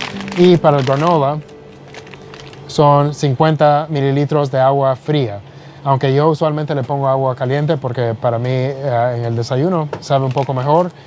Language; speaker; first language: Spanish; early bilingual, heritage; Spanish